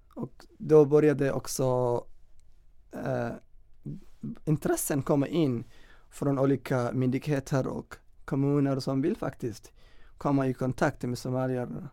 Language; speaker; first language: Swedish; non-native, fluent; Somali